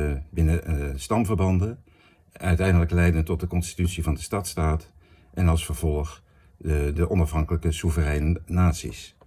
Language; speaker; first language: Dutch; native; Dutch